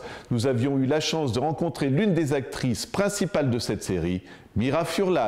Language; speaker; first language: French; native; French